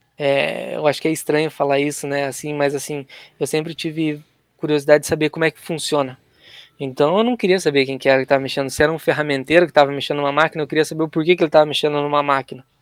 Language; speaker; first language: Portuguese; native; Portuguese